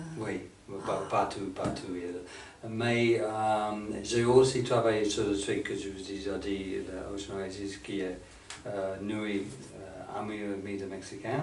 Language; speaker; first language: French; non-native, fluent; English